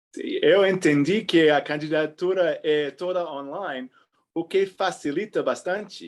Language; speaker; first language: Portuguese; non-native, fluent; English